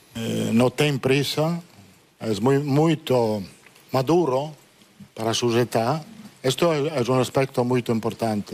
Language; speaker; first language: Spanish; non-native, fluent; Italian